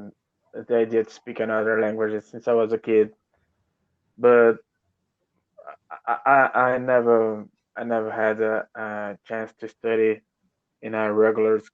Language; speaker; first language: English; non-native, learner; Portuguese